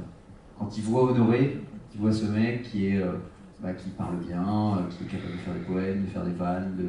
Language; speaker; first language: French; native; French